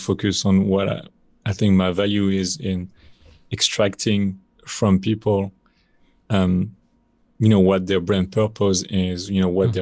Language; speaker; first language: English; non-native, fluent; French